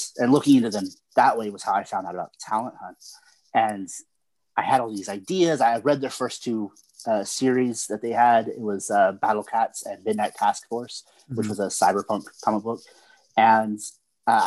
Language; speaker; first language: English; native; English